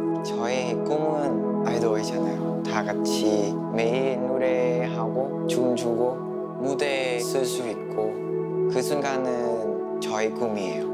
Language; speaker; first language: Korean; non-native, learner; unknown